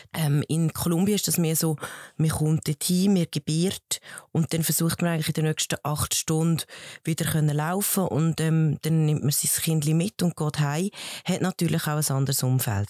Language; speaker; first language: German; early bilingual, other home language; Spanish